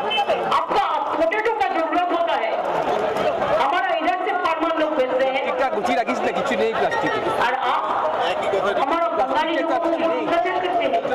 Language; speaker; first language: Hindi; non-native, local second language; Bangla